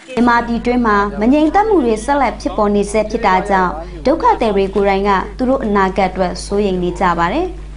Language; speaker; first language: Burmese; native; Burmese